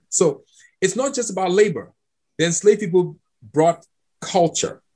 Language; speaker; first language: English; non-native, local second language; Akan